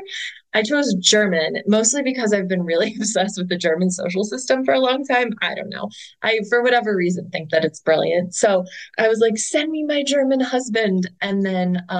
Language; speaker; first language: English; native; English